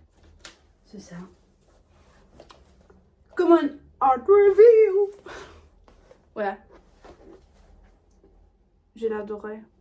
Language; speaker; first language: French; non-native, learner; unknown